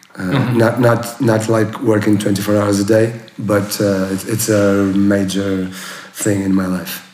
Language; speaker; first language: English; non-native, fluent; Portuguese